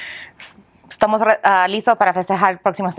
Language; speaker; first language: Spanish; early bilingual, heritage; English